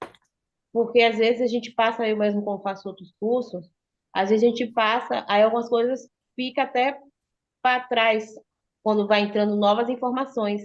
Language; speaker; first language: Portuguese; native; Portuguese